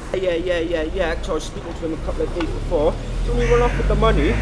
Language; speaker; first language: English; native; English